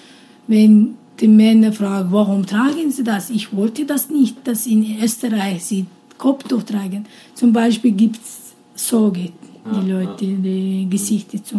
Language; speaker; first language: German; non-native, learner; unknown